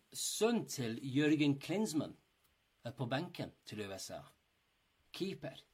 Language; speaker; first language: Norwegian; non-native, fluent; English